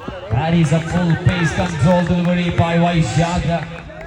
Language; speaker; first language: English; non-native, local second language; Malayalam